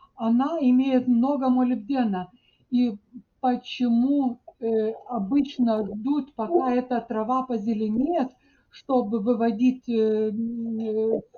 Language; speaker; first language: Russian; non-native, fluent; Lithuanian